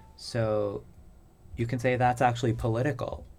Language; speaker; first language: English; native; English